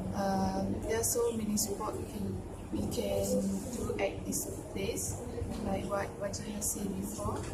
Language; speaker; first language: English; non-native, local second language; Malay